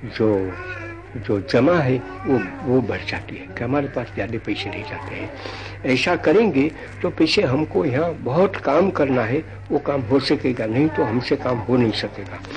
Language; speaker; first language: Hindi; non-native, local second language; Gujarati